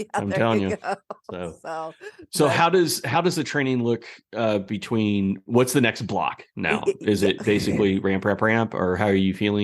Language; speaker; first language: English; native; English